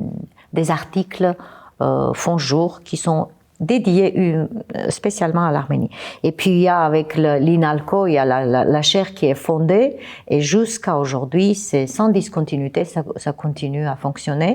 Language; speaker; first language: French; non-native, fluent; Armenian